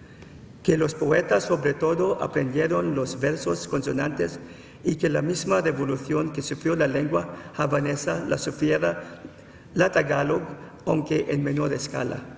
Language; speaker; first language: Spanish; non-native, fluent; Filipino